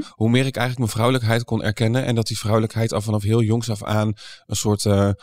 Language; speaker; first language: Dutch; native; Dutch